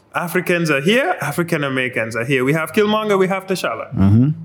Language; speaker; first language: English; non-native, local second language; Wolof